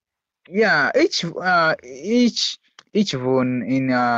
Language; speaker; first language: German; non-native, learner; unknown